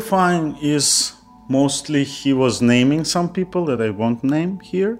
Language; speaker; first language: English; non-native, fluent; Kazakh